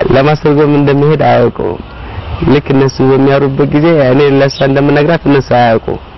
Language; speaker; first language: Amharic; non-native, local second language; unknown